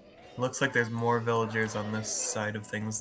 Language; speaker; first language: English; native; English